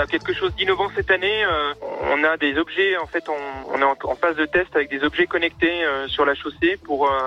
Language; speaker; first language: French; native; French